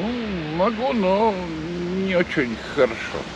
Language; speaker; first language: Russian; non-native, local second language; Latvian